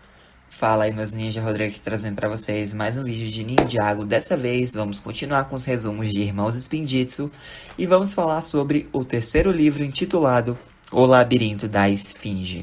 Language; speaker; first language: Portuguese; native; Portuguese